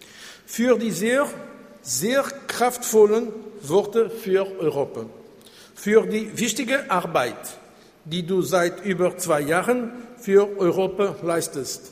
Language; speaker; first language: German; non-native, fluent; Portuguese